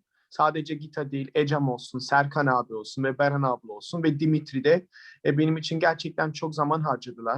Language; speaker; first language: Turkish; early bilingual, heritage; Turkish